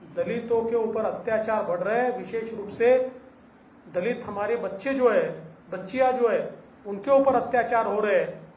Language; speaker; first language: Hindi; non-native, local second language; Marathi